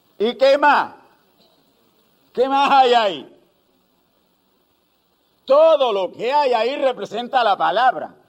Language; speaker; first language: Spanish; native; Spanish